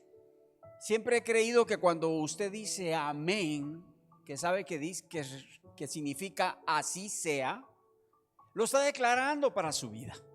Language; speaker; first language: Spanish; native; Spanish